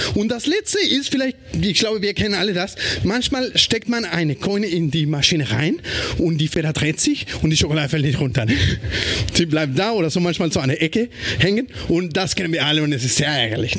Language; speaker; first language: German; non-native, fluent; Spanish